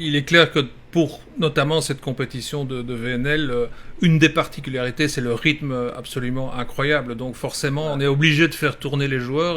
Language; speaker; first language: French; native; French